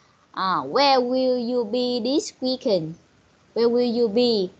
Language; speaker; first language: English; non-native, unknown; Vietnamese